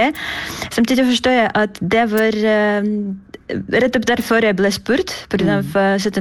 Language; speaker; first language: Norwegian; non-native, fluent; Ukrainian